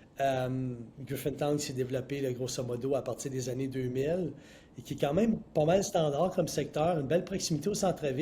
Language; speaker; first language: French; native; French